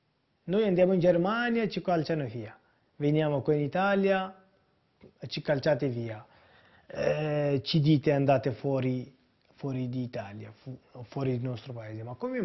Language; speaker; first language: Italian; non-native, fluent; Kurdish